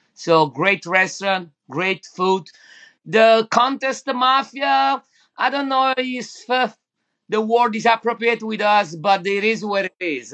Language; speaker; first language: English; non-native, fluent; Italian